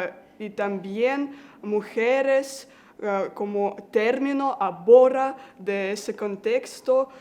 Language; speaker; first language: Spanish; non-native, learner; Russian